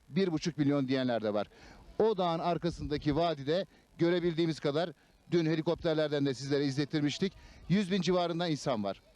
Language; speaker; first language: Turkish; native; Turkish